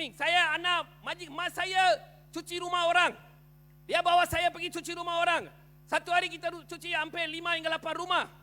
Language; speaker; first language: Malay; non-native, local second language; Tamil